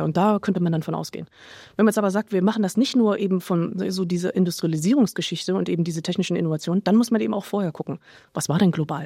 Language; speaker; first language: German; native; German